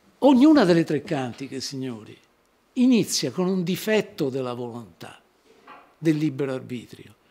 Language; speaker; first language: Italian; native; Italian